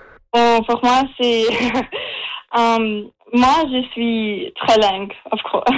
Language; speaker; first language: French; non-native, fluent; Russian